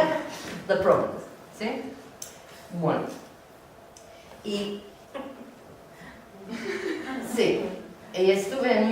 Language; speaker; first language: Spanish; non-native, learner; English